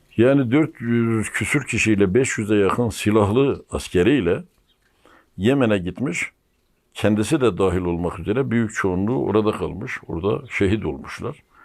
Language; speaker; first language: Turkish; native; Turkish